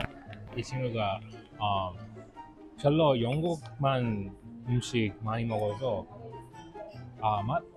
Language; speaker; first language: Korean; non-native, fluent; English